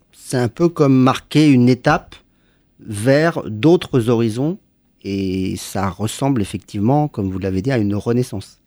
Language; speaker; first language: French; native; French